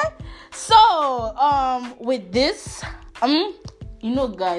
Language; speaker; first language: English; non-native, local second language; Igbo